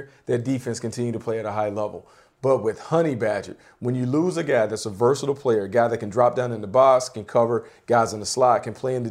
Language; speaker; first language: English; native; English